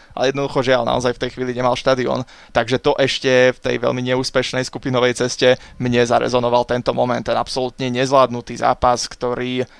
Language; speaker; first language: Slovak; native; Slovak